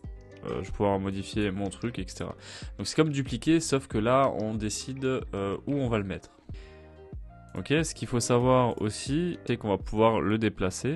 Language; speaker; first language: French; native; French